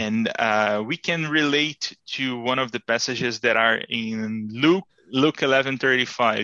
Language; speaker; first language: English; non-native, fluent; Portuguese